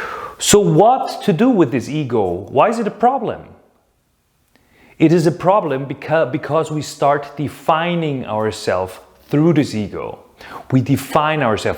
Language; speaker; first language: English; non-native, fluent; German